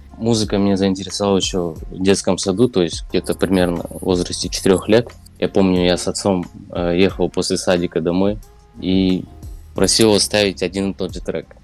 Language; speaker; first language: Russian; native; Russian